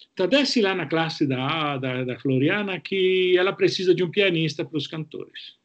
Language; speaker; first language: Portuguese; non-native, fluent; Italian